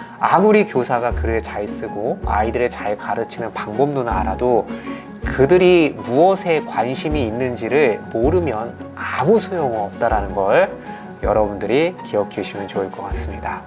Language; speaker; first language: Korean; native; Korean